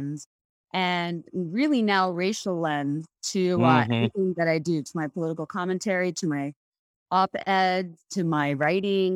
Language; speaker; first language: English; non-native, local second language; Bangla